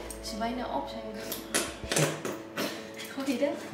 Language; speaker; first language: Dutch; non-native, learner; Indonesian